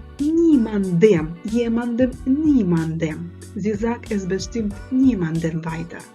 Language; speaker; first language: German; non-native, fluent; Ukrainian